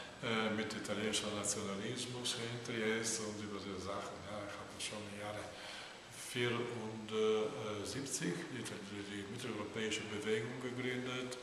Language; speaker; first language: German; non-native, learner; Italian